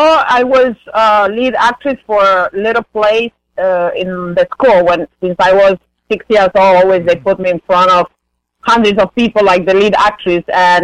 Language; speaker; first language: English; non-native, fluent; Spanish